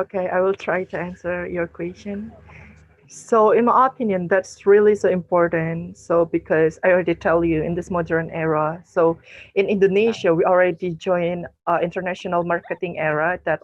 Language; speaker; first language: English; non-native, learner; Indonesian